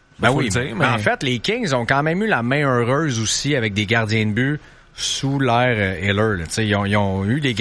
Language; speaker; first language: French; native; French